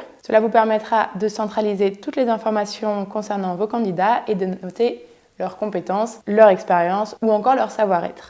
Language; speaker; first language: French; native; French